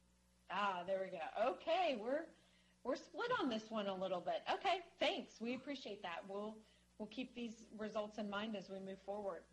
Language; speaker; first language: English; native; English